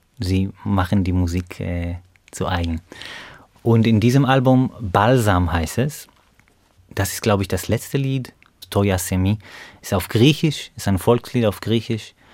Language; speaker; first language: German; non-native, fluent; Hebrew